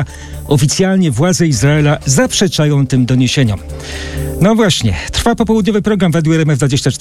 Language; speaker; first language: Polish; native; Polish